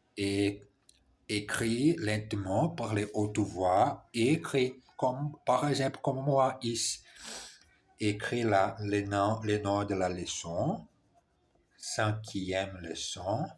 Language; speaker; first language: French; non-native, learner; Portuguese